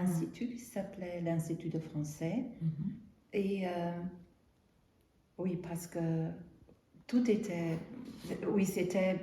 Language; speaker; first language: French; non-native, fluent; German